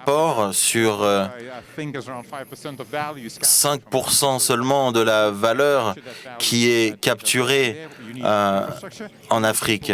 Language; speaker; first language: French; native; French